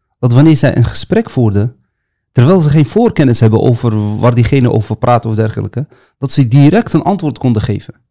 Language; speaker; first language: Dutch; early bilingual, other home language; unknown